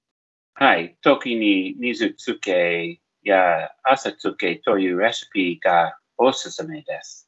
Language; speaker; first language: Japanese; non-native, learner; English